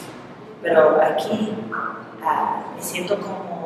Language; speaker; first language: Spanish; non-native, learner; English